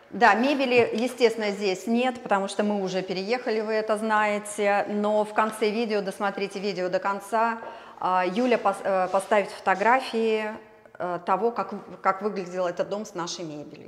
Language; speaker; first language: Russian; native; Russian